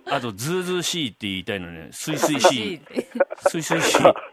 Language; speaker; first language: Japanese; native; Japanese